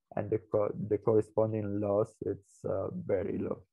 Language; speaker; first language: English; non-native, fluent; Italian